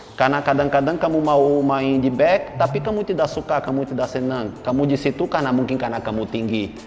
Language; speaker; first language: Indonesian; non-native, fluent; Portuguese